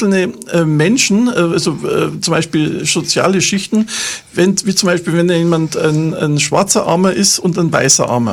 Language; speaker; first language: German; native; German